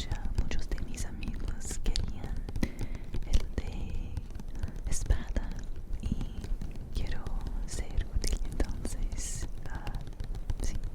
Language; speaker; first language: Spanish; non-native, learner; English